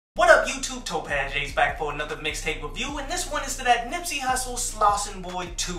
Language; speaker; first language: English; native; English